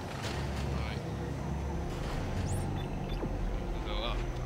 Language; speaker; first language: English; native; English